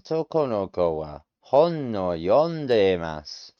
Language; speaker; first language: Japanese; non-native, learner; English